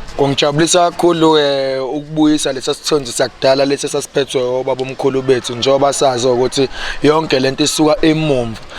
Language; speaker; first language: Zulu; native; Zulu